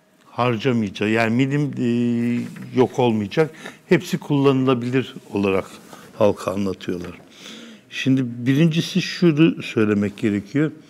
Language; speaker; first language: Turkish; native; Turkish